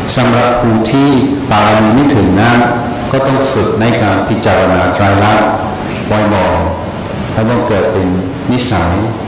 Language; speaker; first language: Thai; non-native, fluent; English